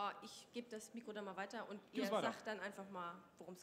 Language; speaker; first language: German; native; German